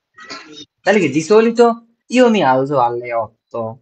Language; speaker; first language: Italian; non-native, fluent; Bangla